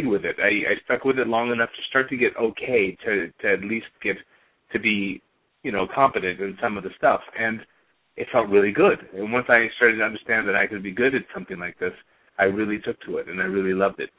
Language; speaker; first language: English; native; English